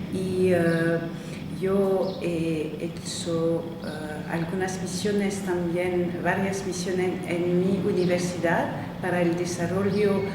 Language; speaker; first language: Spanish; non-native, fluent; French